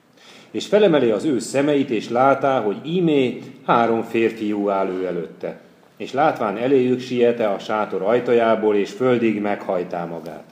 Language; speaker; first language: Hungarian; native; Hungarian